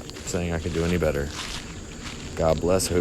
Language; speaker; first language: English; native; English